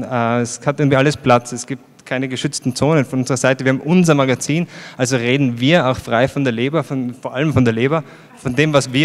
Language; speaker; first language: German; native; German